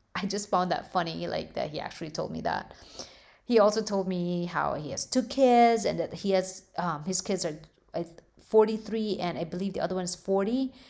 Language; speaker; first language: English; non-native, local second language; Filipino